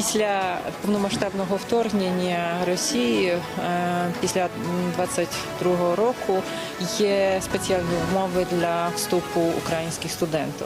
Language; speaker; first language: Ukrainian; non-native, fluent; Polish